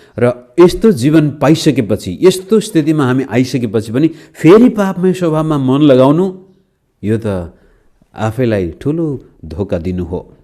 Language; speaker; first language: Nepali; native; Nepali